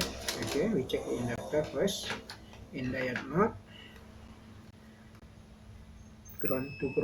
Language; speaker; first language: English; non-native, learner; Indonesian